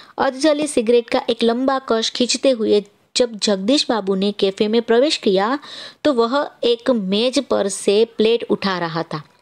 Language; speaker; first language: Hindi; non-native, local second language; Gujarati